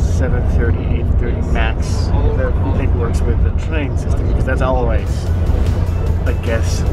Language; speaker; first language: English; non-native, fluent; Dutch